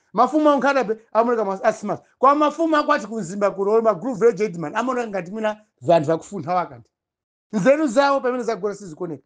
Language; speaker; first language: Nyanja; non-native, local second language; Tumbuka